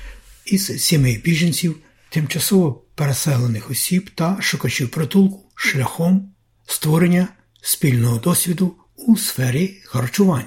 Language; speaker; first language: Ukrainian; native; Ukrainian